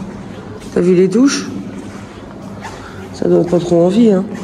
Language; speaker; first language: French; native; French